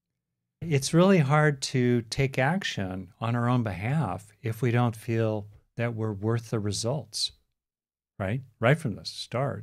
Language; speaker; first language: English; native; English